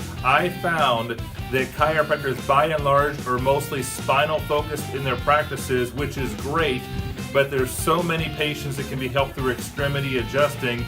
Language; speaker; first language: English; native; English